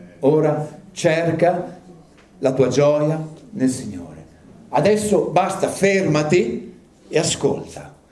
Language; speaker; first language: Italian; early bilingual, other home language; English